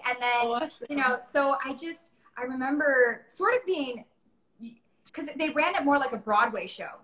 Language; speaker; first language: English; native; English